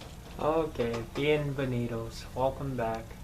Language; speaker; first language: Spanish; non-native, learner; English